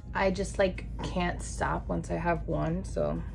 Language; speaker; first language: English; native; English